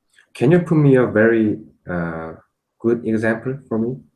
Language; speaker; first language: English; non-native, learner; Korean